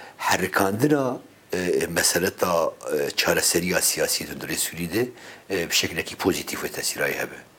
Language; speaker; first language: Kurdish; native; Kurdish